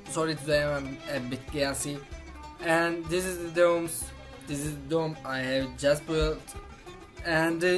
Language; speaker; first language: English; non-native, fluent; Turkish